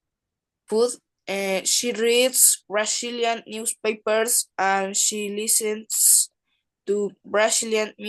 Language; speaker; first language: English; non-native, learner; Spanish